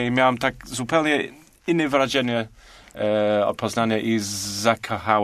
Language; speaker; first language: Polish; non-native, learner; English